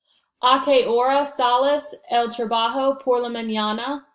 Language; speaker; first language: Spanish; non-native, learner; English